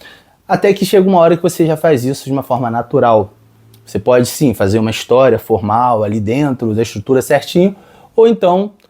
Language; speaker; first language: Portuguese; native; Portuguese